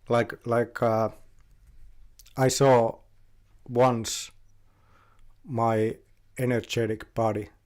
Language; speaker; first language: English; non-native, fluent; Finnish